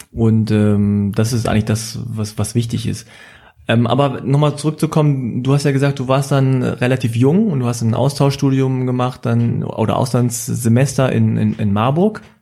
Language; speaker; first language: German; native; German